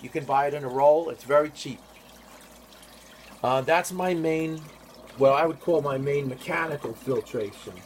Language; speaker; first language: English; native; English